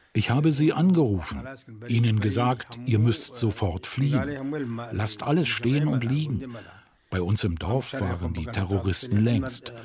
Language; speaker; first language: German; non-native, fluent; Kurdish